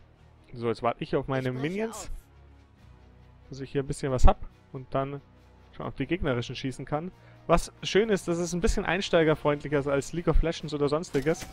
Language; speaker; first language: German; native; German